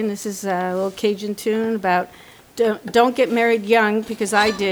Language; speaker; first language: English; early bilingual, other home language; French